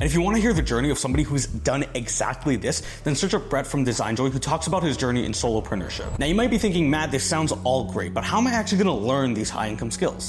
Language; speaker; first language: English; native; English